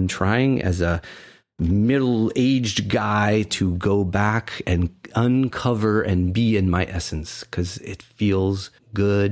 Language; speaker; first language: English; native; English